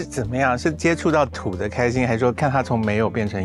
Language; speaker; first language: Chinese; native; Chinese